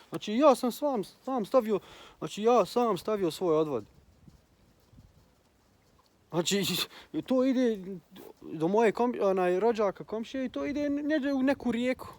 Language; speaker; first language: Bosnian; early bilingual, heritage; Croatian